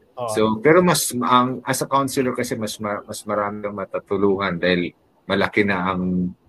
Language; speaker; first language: Filipino; native; Filipino